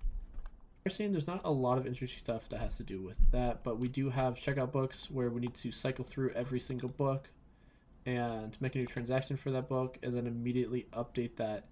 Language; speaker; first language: English; native; English